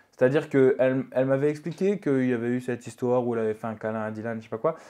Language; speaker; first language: French; native; French